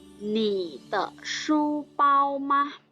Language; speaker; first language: Chinese; non-native, fluent; Thai